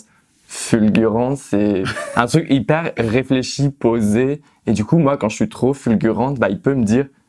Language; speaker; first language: French; native; French